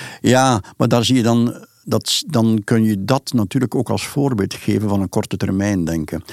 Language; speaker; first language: Dutch; native; Dutch